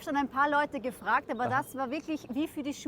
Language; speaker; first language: German; native; German